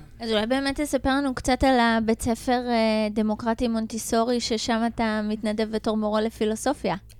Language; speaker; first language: Hebrew; native; Hebrew